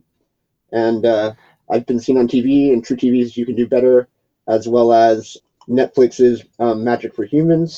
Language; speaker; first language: English; native; English